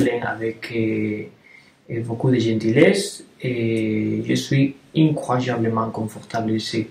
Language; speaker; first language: French; non-native, learner; Spanish